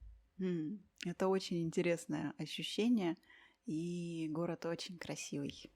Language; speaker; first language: Russian; native; Russian